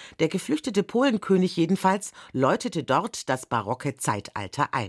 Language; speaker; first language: German; native; German